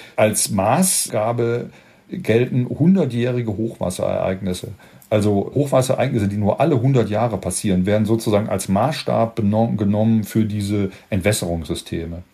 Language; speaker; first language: German; native; German